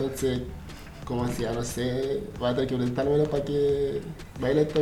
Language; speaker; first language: Spanish; non-native, learner; Haitian Creole